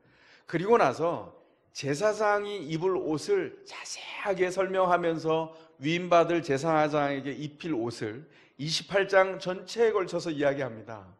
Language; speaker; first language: Korean; native; Korean